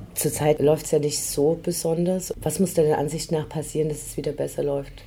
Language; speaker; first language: German; native; German